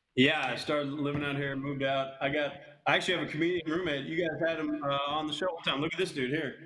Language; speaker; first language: English; native; English